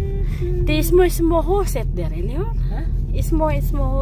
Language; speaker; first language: Swedish; non-native, learner; Filipino